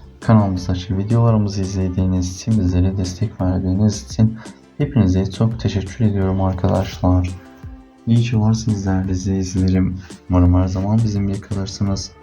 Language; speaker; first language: Turkish; native; Turkish